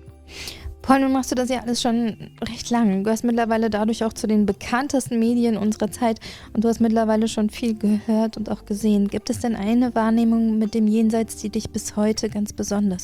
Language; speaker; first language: German; native; German